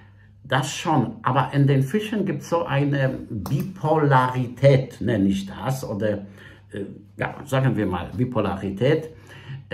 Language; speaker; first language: German; non-native, fluent; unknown